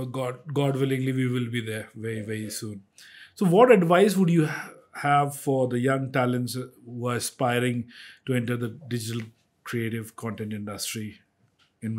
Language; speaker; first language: English; non-native, local second language; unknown